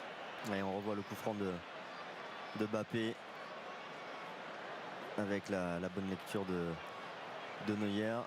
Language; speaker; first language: French; native; French